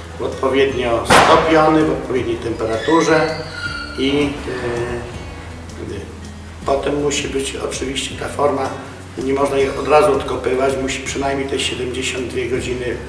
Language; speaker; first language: Polish; native; Polish